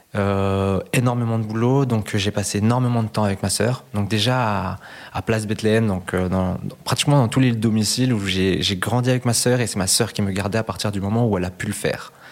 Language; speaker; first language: French; early bilingual, other home language; Spanish